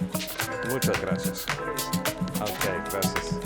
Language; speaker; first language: Spanish; non-native, learner; English